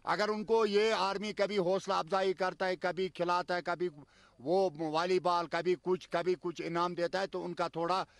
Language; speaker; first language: Hindi; non-native, local second language; Kashmiri